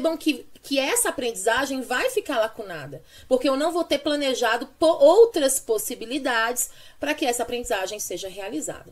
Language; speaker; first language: Portuguese; native; Portuguese